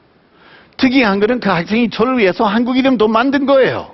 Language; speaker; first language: Korean; non-native, fluent; English